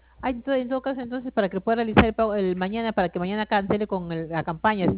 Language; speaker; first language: Spanish; native; Spanish